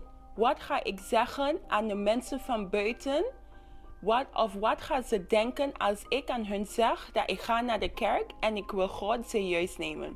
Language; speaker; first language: Dutch; non-native, local second language; English